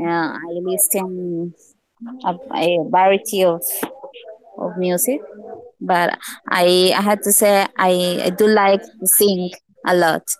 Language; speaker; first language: English; non-native, learner; Spanish